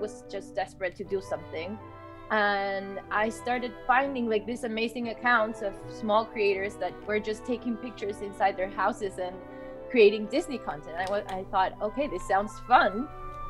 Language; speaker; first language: English; non-native, fluent; Spanish